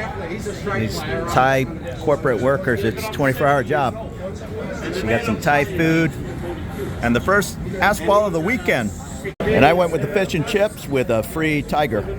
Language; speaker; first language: English; native; English